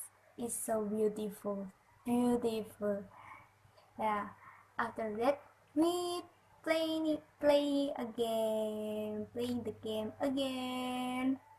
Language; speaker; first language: English; non-native, learner; Indonesian